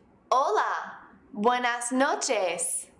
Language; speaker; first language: Spanish; non-native, fluent; English